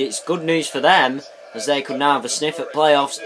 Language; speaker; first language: English; native; English